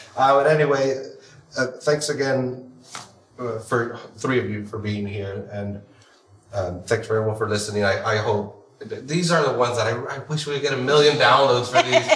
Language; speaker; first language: English; early bilingual, other home language; Spanish